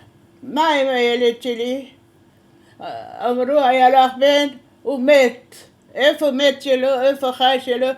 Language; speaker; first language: Hebrew; non-native, learner; Persian